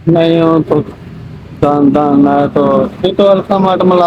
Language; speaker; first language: Filipino; non-native, learner; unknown